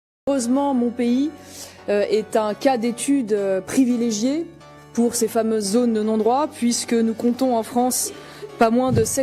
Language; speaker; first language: French; native; French